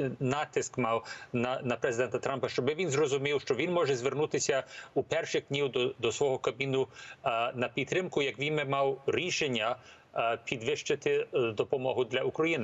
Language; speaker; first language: Ukrainian; early bilingual, heritage; English